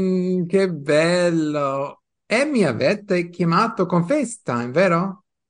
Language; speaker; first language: Italian; non-native, fluent; English